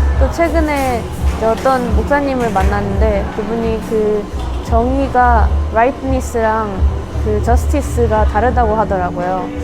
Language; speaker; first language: Korean; early bilingual, heritage; Korean